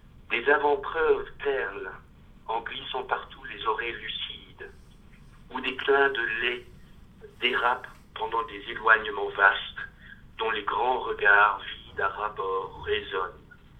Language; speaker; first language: French; early bilingual, other home language; English